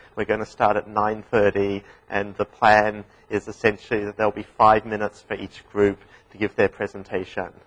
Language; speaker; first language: English; native; English